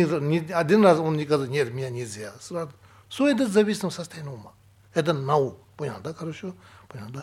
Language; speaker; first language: Russian; non-native, learner; Tibetan